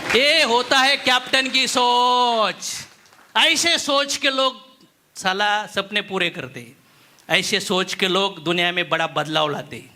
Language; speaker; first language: Hindi; non-native, local second language; Marathi